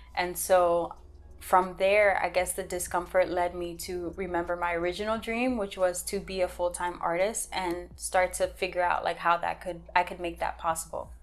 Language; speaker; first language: English; native; English